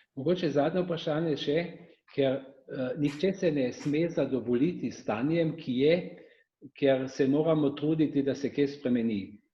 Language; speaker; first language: Slovenian; native; Slovenian